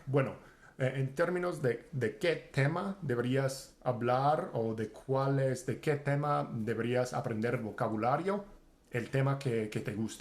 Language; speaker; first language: Spanish; non-native, fluent; English